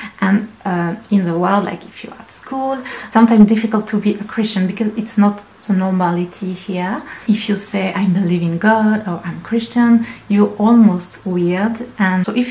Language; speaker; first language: English; non-native, fluent; French